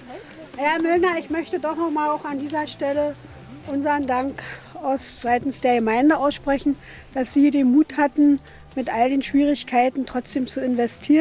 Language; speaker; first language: German; native; German